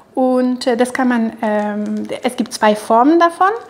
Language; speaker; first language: German; non-native, fluent; French